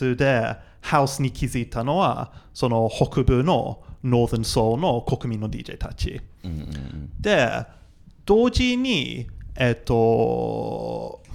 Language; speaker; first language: Japanese; non-native, fluent; English